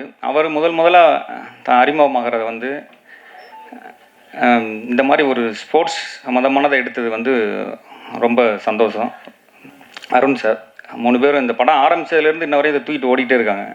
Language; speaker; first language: Tamil; native; Tamil